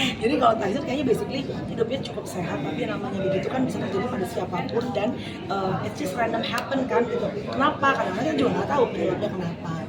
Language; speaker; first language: Indonesian; native; Indonesian